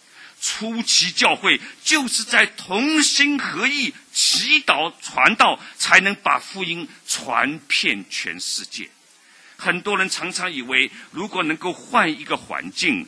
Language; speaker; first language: Chinese; native; Chinese